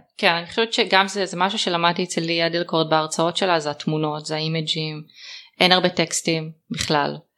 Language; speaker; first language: Hebrew; native; Hebrew